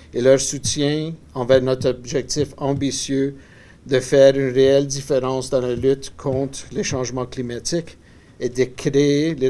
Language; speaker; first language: French; native; French